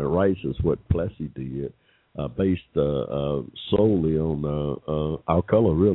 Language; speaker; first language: English; native; English